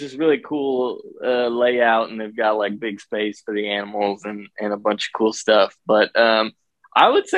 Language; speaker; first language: English; native; English